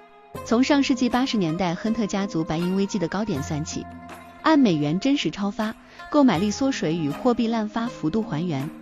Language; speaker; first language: Chinese; native; Chinese